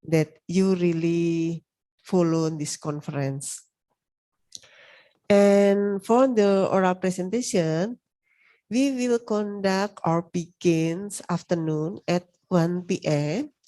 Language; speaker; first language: English; non-native, learner; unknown